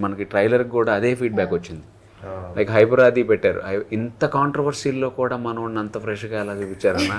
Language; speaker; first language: Telugu; native; Telugu